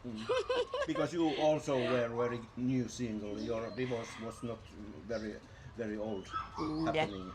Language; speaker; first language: English; non-native, fluent; Finnish